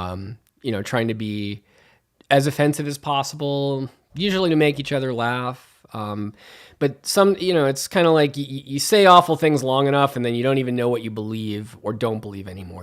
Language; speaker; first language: English; native; English